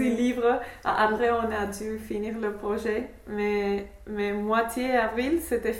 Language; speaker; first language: French; non-native, fluent; English